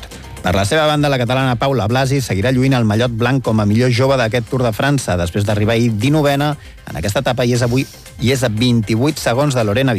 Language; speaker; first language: Catalan; native; Catalan